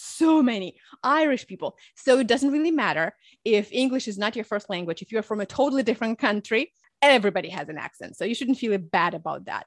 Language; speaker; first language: English; early bilingual, other home language; Russian